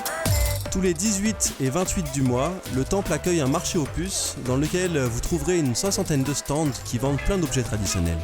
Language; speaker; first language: French; native; French